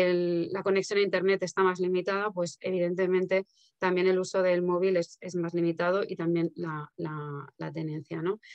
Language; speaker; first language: Spanish; native; Spanish